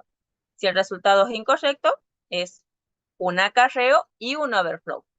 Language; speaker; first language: Spanish; native; Spanish